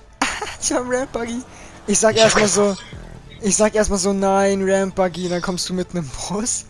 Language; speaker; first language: German; native; German